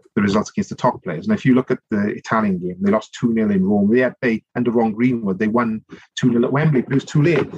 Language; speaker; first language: English; native; English